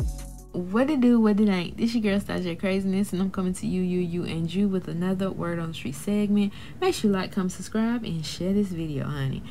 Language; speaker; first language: English; native; English